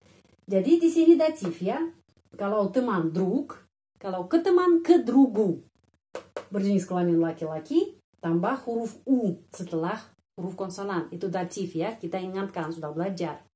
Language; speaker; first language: Indonesian; non-native, fluent; Russian